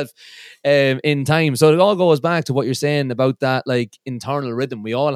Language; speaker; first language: English; native; English